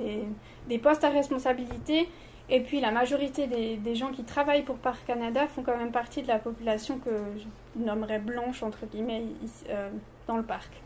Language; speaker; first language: French; native; French